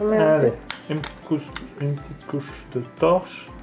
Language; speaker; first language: French; native; French